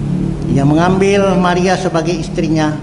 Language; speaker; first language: Indonesian; native; Indonesian